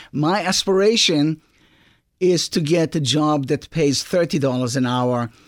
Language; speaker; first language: English; non-native, fluent; Hebrew